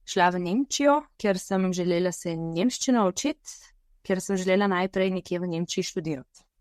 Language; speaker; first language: Slovenian; non-native, fluent; Bulgarian